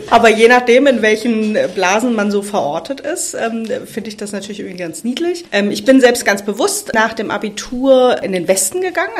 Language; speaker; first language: German; native; German